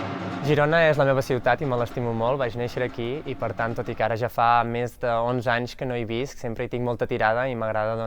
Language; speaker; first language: Catalan; native; Catalan